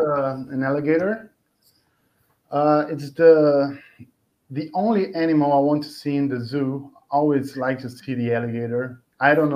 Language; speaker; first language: English; non-native, fluent; Portuguese